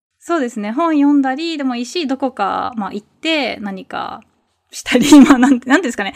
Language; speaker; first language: Japanese; native; Japanese